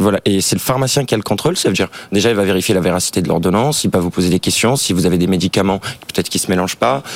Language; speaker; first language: French; native; French